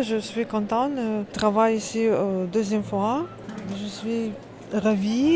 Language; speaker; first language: French; non-native, learner; Ukrainian